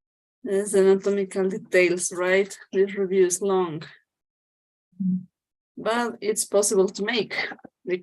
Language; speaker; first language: English; non-native, fluent; Spanish